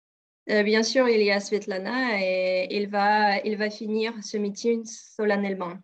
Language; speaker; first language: French; non-native, fluent; Russian